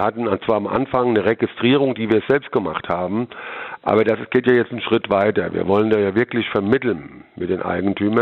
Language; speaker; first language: German; native; German